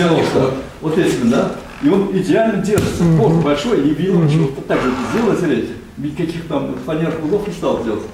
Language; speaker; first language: Russian; native; Russian